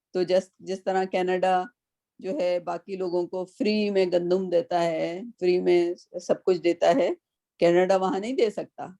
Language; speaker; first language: Urdu; native; Urdu